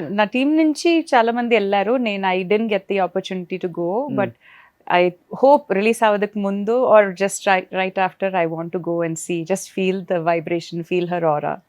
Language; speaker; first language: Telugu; non-native, fluent; Malayalam